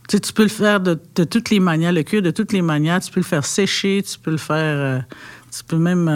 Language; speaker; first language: French; non-native, local second language; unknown